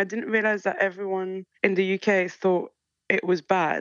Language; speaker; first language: English; non-native, fluent; French